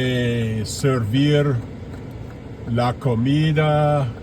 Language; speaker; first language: Spanish; non-native, learner; English